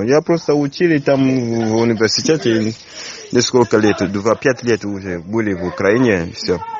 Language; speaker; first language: Russian; non-native, learner; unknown